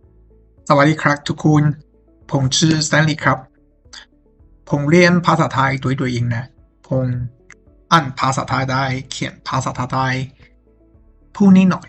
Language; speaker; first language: Thai; non-native, learner; Chinese